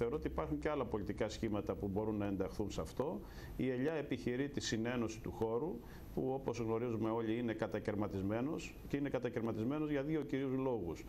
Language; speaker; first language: Greek; native; Greek